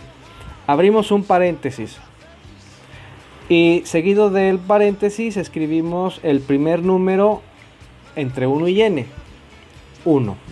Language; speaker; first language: Spanish; native; Spanish